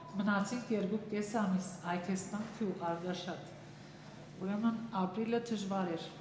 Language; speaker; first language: Armenian; early bilingual, heritage; Armenian